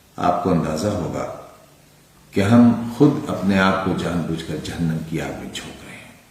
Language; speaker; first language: Urdu; native; Urdu